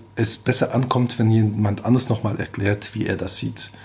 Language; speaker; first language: German; non-native, fluent; French